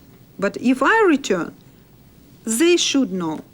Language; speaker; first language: English; non-native, learner; Russian